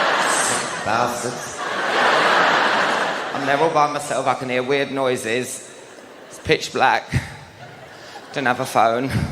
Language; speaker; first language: English; native; English